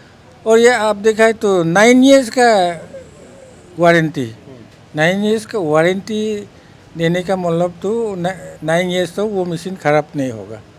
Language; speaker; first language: Hindi; non-native, local second language; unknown